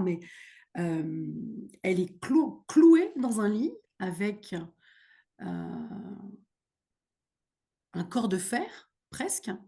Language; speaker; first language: French; native; French